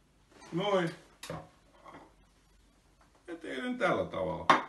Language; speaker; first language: Finnish; non-native, fluent; Russian